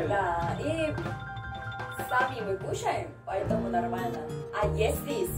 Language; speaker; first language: Russian; non-native, learner; Korean